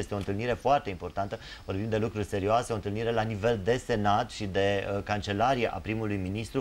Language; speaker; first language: Romanian; native; Romanian